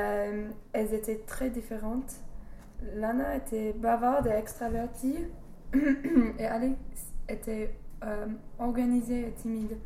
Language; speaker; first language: French; non-native, fluent; English